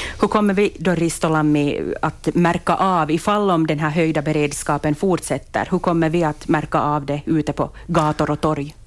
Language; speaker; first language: Swedish; native; Swedish